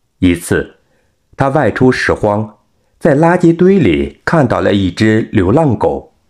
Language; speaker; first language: Chinese; native; Chinese